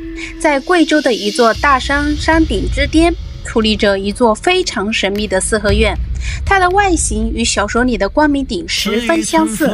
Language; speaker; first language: Chinese; native; Chinese